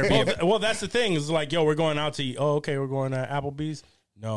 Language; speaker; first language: English; early bilingual, other home language; Spanish